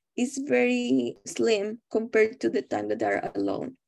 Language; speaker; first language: English; non-native, fluent; Spanish